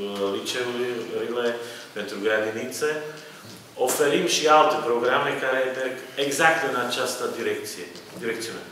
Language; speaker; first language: Romanian; non-native, fluent; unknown